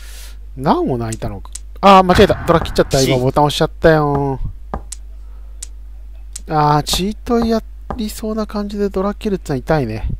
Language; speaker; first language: Japanese; native; Japanese